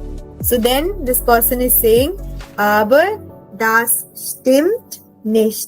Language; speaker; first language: German; non-native, fluent; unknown